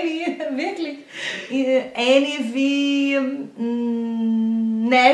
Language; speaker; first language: German; non-native, fluent; Portuguese